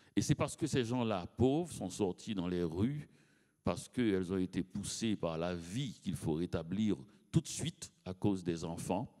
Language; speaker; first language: French; native; French